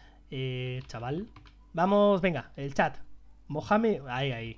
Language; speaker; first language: Spanish; native; Spanish